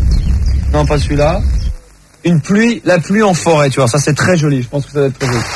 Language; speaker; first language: French; native; French